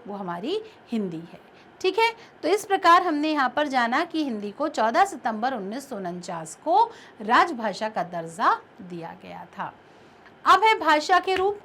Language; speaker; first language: Hindi; native; Hindi